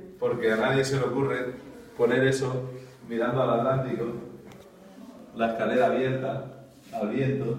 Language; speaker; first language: Spanish; native; Spanish